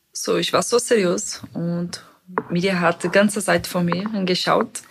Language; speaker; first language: German; non-native, learner; Portuguese